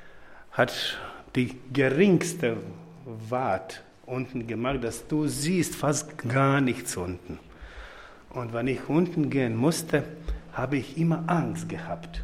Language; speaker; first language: German; non-native, fluent; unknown